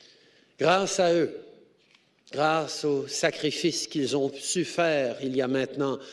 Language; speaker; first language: French; native; French